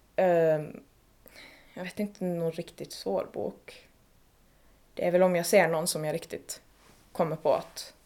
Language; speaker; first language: Swedish; native; Swedish